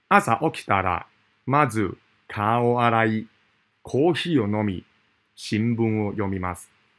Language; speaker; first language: Japanese; non-native, fluent; Cantonese